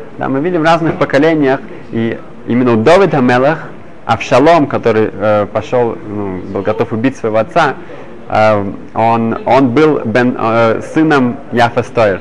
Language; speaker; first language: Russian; early bilingual, heritage; Hebrew